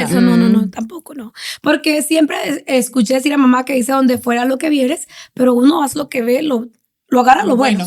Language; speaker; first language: Spanish; native; Spanish